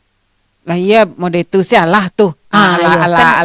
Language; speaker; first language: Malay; non-native, local second language; Minangkabau